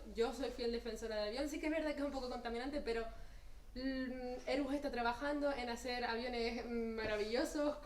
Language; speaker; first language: Spanish; native; Spanish